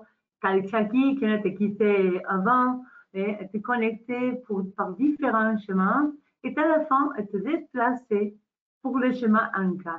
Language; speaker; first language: French; non-native, learner; Spanish